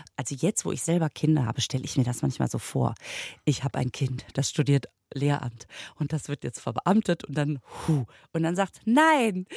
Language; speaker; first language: German; native; German